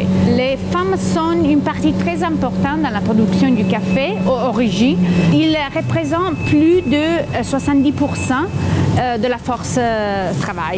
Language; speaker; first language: French; non-native, fluent; Italian